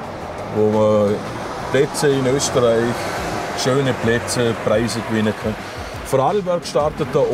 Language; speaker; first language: German; native; German